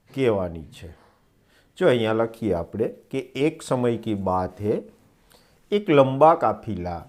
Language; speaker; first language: Hindi; non-native, local second language; Gujarati